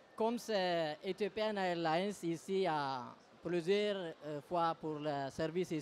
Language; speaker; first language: French; non-native, learner; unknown